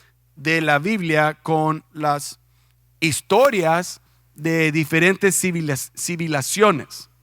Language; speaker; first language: Spanish; non-native, fluent; English